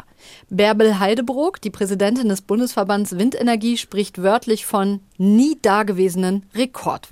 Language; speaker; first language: German; native; German